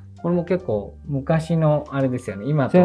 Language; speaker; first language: Japanese; native; Japanese